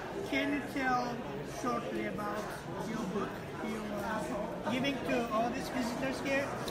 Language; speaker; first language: English; non-native, learner; Bulgarian